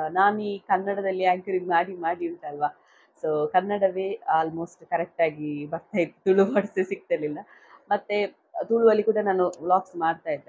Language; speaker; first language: Kannada; non-native, local second language; Tulu